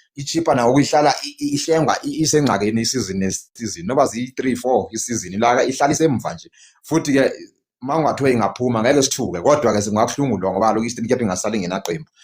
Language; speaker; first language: Zulu; non-native, local second language; Xhosa